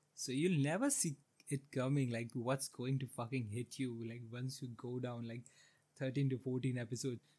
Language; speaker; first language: English; non-native, local second language; Hindi